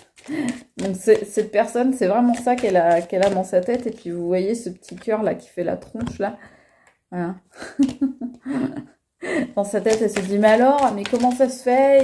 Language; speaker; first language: French; native; French